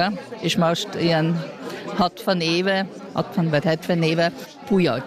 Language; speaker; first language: Hungarian; early bilingual, heritage; Hungarian